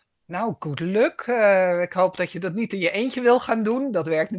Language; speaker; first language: Dutch; native; Dutch